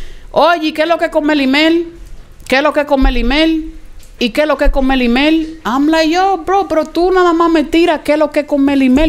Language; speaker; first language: Spanish; early bilingual, heritage; Spanish